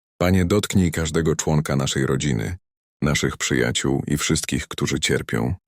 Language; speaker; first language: Polish; native; Polish